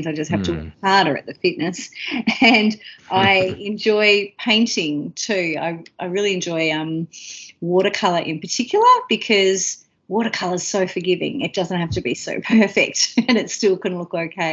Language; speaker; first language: English; native; English